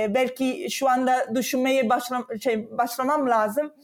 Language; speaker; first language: Turkish; non-native, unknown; Italian